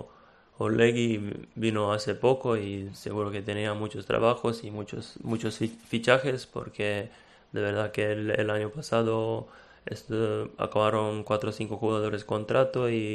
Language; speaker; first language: Spanish; non-native, fluent; Serbian